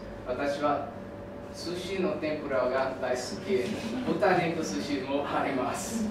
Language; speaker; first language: Japanese; non-native, learner; Portuguese